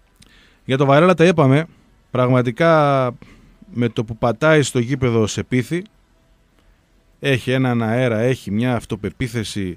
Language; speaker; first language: Greek; native; Greek